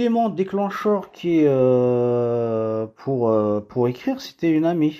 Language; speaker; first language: French; non-native, local second language; Kabyle